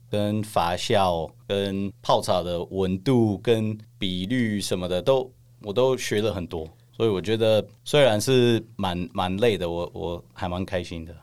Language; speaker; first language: Chinese; non-native, fluent; English